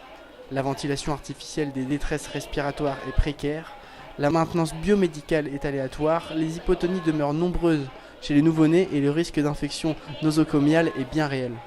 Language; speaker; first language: French; native; French